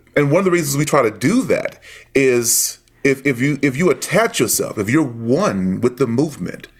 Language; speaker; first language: English; native; English